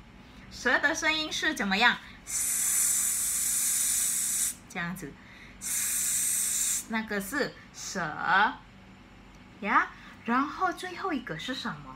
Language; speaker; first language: Chinese; non-native, fluent; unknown